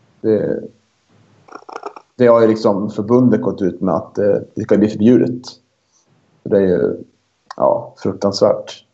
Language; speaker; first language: Swedish; native; Swedish